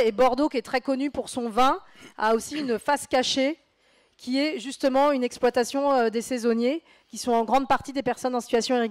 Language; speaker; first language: French; native; French